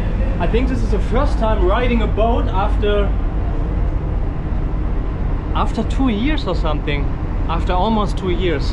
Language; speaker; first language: English; non-native, fluent; German